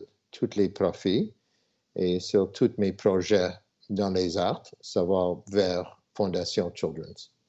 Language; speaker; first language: French; non-native, local second language; English